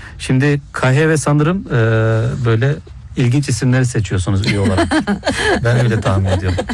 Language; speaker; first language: Turkish; native; Turkish